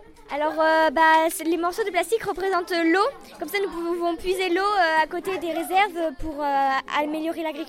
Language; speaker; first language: French; native; French